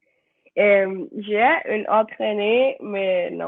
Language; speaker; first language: French; non-native, learner; Spanish